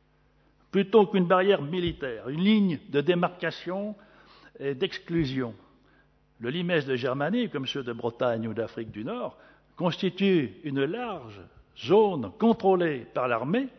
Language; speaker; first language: French; native; French